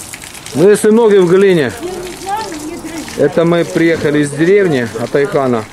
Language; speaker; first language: Russian; native; Russian